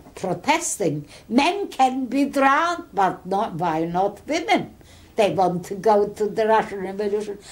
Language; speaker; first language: English; early bilingual, other home language; Polish